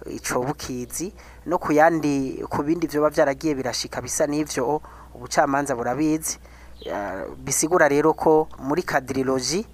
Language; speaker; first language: Kinyarwanda; native; Kinyarwanda